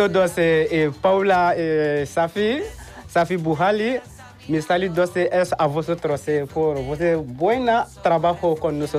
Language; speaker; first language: Spanish; non-native, learner; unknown